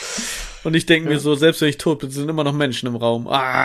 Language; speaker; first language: German; native; German